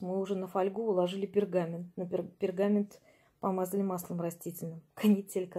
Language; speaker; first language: Russian; native; Russian